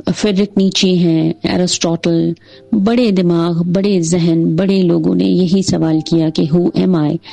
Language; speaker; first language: Urdu; non-native, local second language; Sindhi